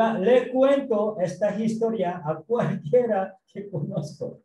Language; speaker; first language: Spanish; non-native, learner; Korean